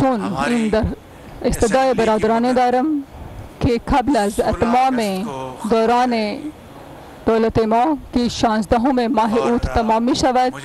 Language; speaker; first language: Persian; non-native, learner; Urdu